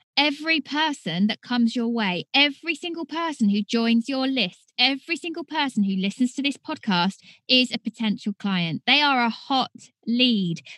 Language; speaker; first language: English; native; English